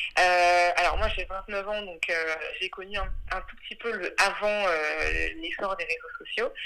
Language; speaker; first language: French; early bilingual, other home language; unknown